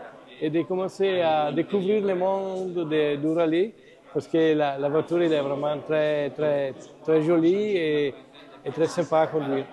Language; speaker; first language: French; non-native, fluent; Italian